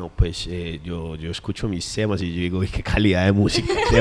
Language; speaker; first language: Spanish; native; Spanish